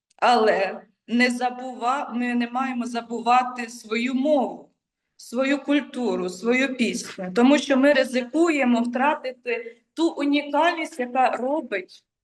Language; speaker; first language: Ukrainian; native; Ukrainian